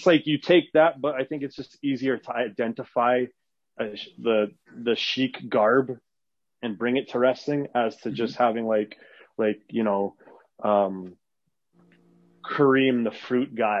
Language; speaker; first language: English; non-native, fluent; Arabic